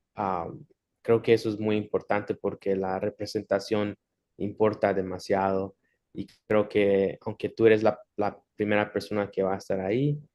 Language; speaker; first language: Spanish; early bilingual, heritage; Spanish